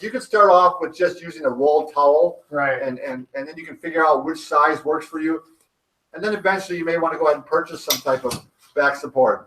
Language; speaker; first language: English; native; English